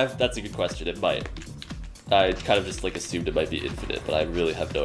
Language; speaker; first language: English; native; English